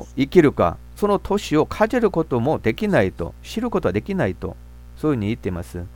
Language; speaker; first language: Japanese; non-native, fluent; Korean